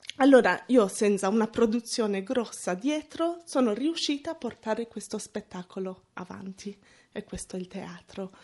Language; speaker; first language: Italian; non-native, fluent; English